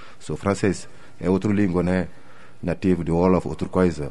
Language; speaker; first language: Portuguese; non-native, learner; Wolof